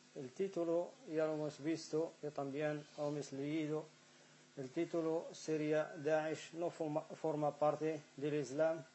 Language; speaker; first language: Spanish; non-native, fluent; Arabic